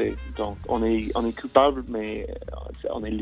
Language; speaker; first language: French; non-native, fluent; English